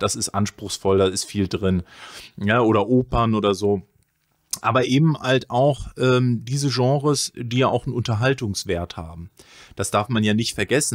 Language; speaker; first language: German; native; German